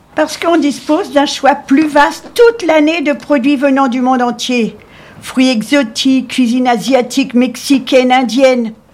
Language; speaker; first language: French; native; French